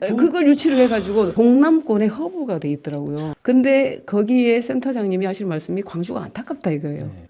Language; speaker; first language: Korean; native; Korean